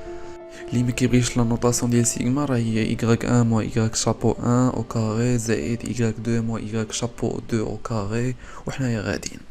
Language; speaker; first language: Arabic; native; Arabic